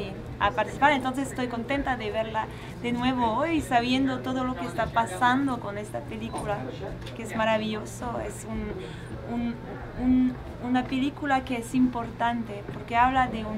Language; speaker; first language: Spanish; non-native, learner; French